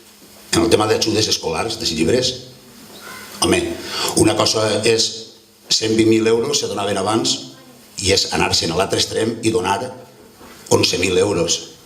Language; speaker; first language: Catalan; native; Catalan